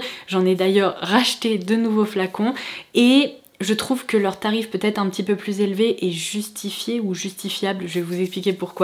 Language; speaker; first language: French; native; French